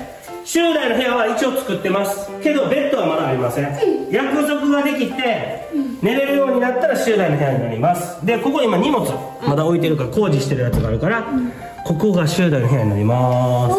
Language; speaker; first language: Japanese; native; Japanese